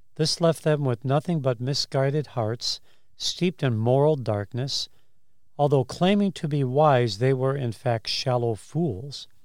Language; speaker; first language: English; native; English